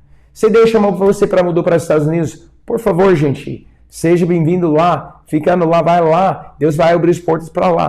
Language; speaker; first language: Portuguese; non-native, fluent; English